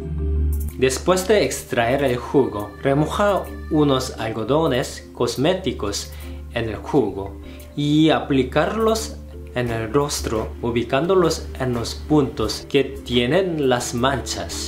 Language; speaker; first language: Spanish; non-native, fluent; Korean